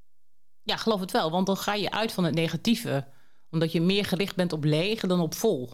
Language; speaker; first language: Dutch; native; Dutch